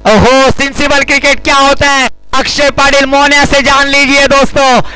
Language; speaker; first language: Hindi; non-native, local second language; Marathi